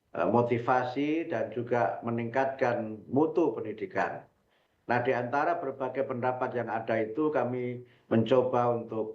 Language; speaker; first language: Indonesian; native; Indonesian